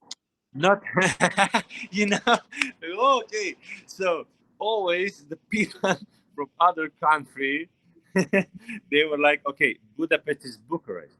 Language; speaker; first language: English; non-native, learner; Romanian